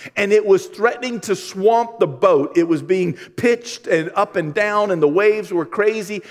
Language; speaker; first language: English; native; English